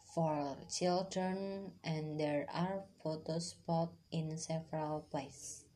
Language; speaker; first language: English; non-native, fluent; Indonesian